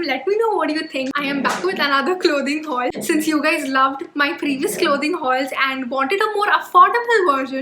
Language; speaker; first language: English; non-native, local second language; Hindi